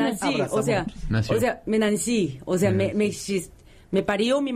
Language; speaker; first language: Spanish; non-native, fluent; Korean